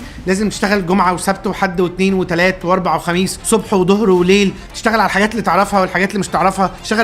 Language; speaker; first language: Arabic; native; Arabic